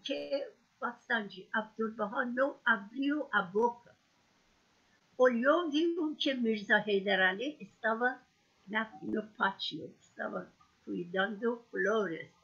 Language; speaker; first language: Portuguese; non-native, learner; Persian